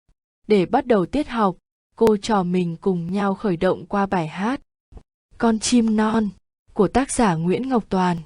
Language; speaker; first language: Vietnamese; native; Vietnamese